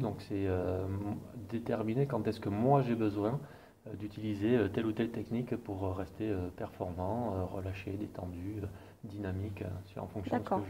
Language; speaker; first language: French; native; French